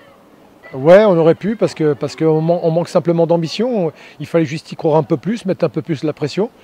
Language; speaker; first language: French; native; French